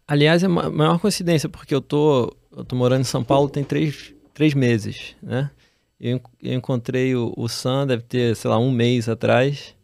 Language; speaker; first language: Portuguese; native; Portuguese